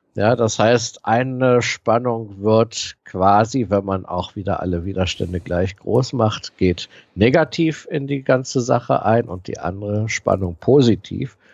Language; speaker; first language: German; native; German